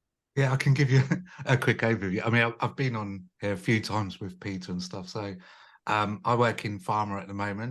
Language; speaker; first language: English; native; English